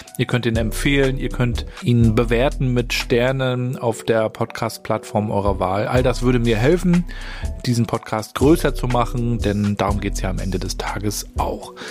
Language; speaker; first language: German; native; German